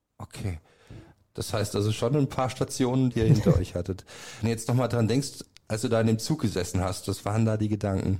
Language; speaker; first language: German; native; German